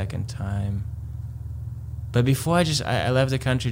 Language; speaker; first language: English; non-native, fluent; Latvian